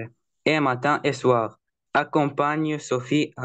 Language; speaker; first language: French; non-native, learner; Arabic